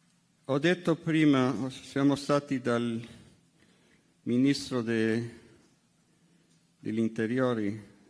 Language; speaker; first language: Italian; non-native, fluent; Hebrew